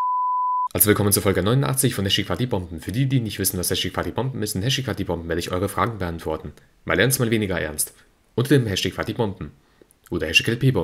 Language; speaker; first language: German; native; German